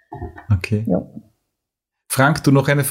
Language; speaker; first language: German; native; German